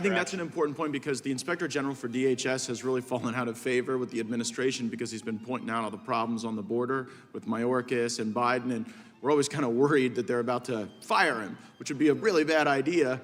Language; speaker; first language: English; native; English